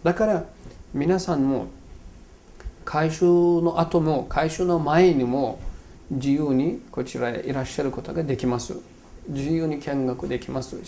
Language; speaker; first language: Japanese; non-native, fluent; Turkish